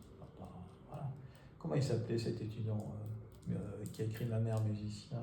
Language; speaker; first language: French; native; French